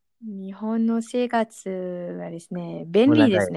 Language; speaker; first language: Japanese; non-native, fluent; Malay